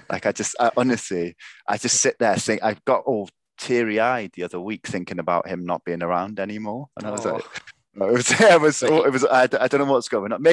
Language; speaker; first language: English; native; English